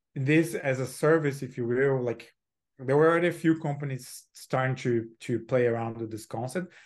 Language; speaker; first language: English; non-native, fluent; Portuguese